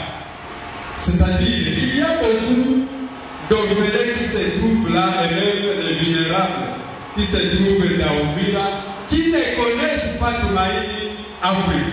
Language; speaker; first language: French; non-native, local second language; Swahili